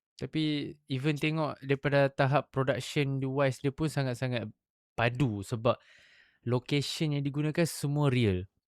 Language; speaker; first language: Malay; native; Malay